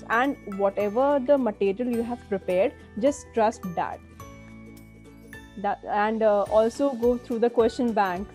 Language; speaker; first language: English; non-native, local second language; Hindi